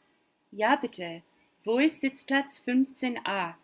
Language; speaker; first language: German; non-native, learner; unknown